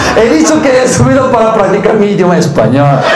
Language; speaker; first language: Spanish; non-native, learner; Korean